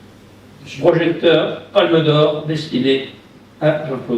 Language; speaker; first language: French; native; French